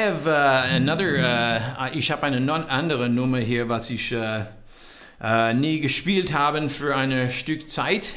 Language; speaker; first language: German; non-native, learner; English